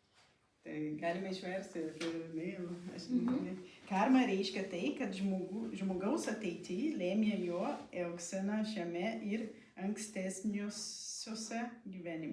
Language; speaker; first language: Lithuanian; non-native, learner; Portuguese